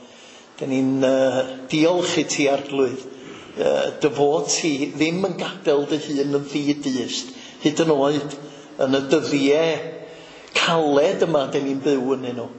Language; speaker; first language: Welsh; native; Welsh